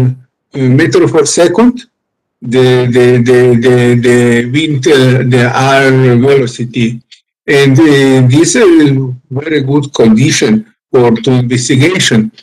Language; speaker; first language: English; non-native, learner; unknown